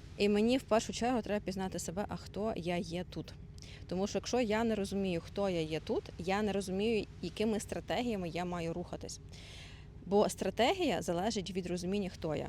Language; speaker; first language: Ukrainian; non-native, local second language; Russian